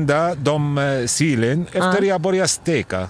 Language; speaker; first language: Swedish; non-native, learner; Arabic